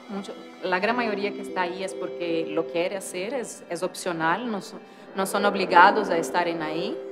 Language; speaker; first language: Spanish; non-native, fluent; Portuguese